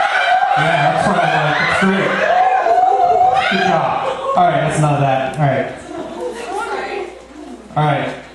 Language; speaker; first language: English; native; English